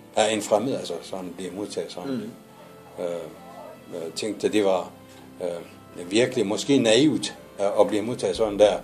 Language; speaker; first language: Danish; non-native, fluent; Arabic